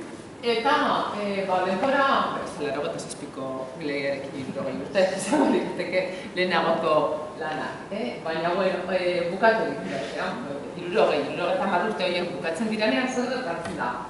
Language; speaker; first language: Basque; native; Basque